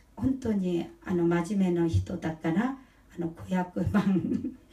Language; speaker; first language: Japanese; non-native, learner; Korean